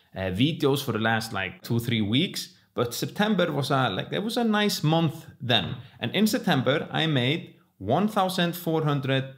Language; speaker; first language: English; non-native, fluent; Icelandic